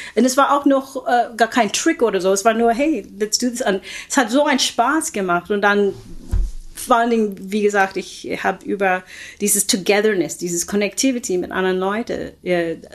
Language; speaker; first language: German; non-native, fluent; English